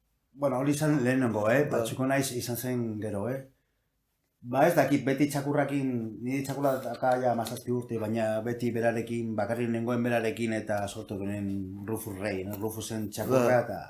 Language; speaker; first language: Basque; non-native, local second language; Spanish